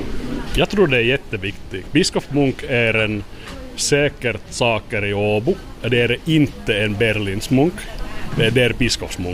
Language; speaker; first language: Swedish; non-native, learner; Finnish